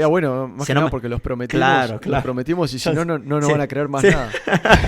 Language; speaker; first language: Spanish; native; Spanish